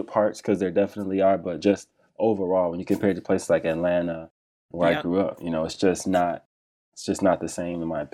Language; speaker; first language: English; native; English